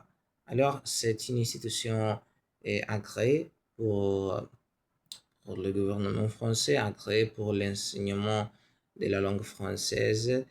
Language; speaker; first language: French; non-native, learner; Spanish